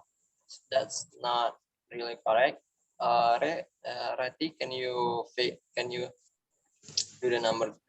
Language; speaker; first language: English; non-native, fluent; Indonesian